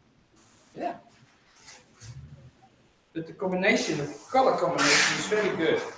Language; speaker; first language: English; non-native, fluent; Dutch